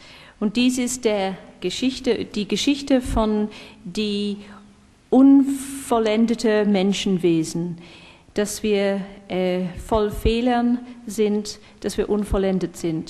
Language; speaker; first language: German; non-native, fluent; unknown